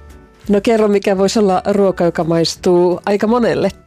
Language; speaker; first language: Finnish; native; Finnish